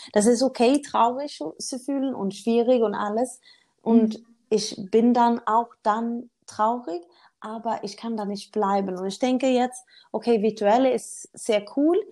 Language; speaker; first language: German; non-native, learner; Swedish